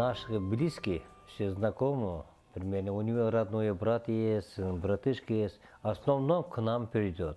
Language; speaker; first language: Russian; non-native, learner; Kyrgyz